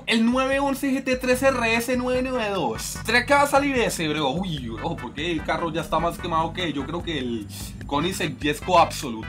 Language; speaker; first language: Spanish; native; Spanish